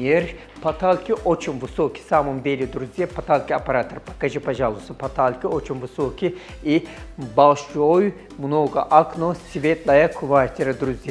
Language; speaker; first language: Russian; non-native, learner; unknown